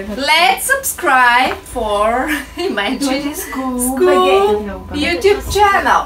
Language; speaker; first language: English; non-native, fluent; Bulgarian